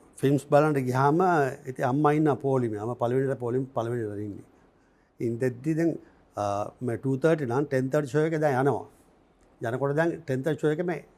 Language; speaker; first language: Sinhala; native; Sinhala